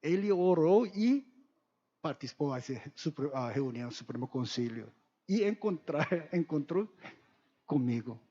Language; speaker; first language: Portuguese; non-native, learner; Korean